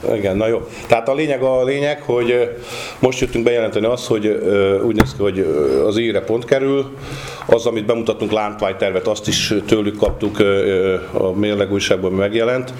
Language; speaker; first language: Hungarian; native; Hungarian